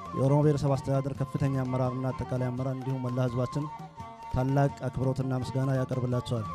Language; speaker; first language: Amharic; non-native, local second language; Oromo